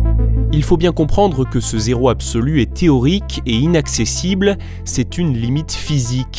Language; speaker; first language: French; native; French